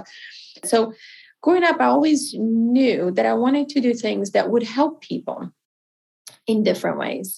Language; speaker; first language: English; non-native, fluent; Portuguese